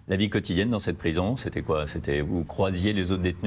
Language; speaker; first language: French; native; French